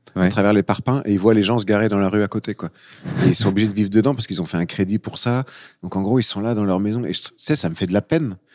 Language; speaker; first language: French; native; French